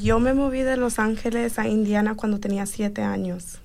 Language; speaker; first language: Spanish; early bilingual, heritage; Spanish